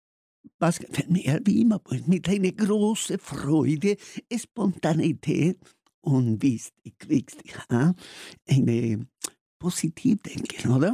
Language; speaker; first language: German; non-native, learner; Spanish